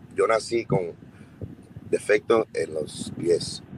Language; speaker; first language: Spanish; early bilingual, other home language; English